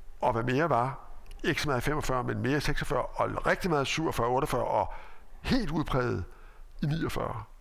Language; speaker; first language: Danish; native; Danish